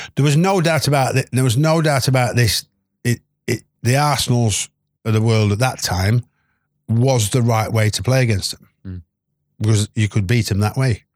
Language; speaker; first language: English; native; English